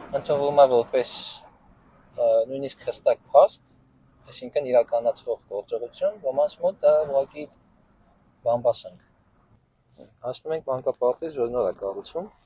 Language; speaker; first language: Armenian; native; Armenian